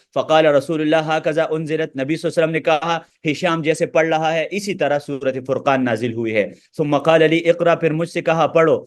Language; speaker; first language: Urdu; non-native, local second language; Pashto